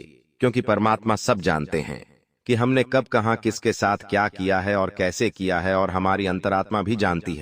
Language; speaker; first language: Hindi; native; Hindi